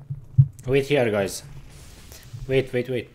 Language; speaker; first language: English; non-native, learner; Hungarian